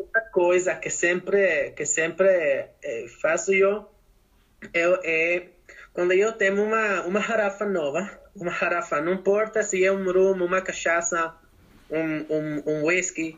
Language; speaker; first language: Portuguese; non-native, learner; Spanish